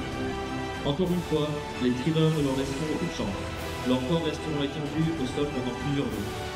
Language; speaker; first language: French; native; French